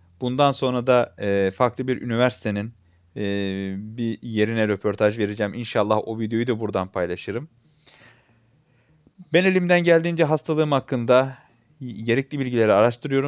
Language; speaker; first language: Turkish; native; Turkish